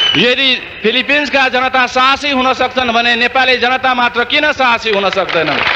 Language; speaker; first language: Nepali; non-native, local second language; Newari